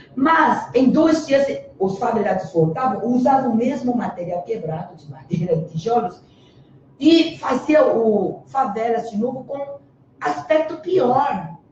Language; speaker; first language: Portuguese; early bilingual, other home language; Korean